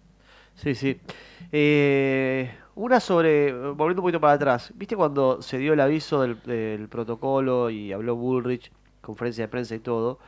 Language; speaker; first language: Spanish; native; Spanish